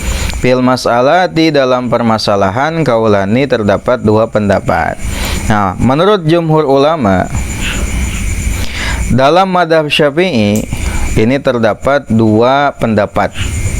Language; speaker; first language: Indonesian; non-native, local second language; Sundanese